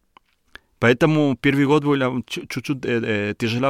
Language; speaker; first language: Russian; non-native, learner; Spanish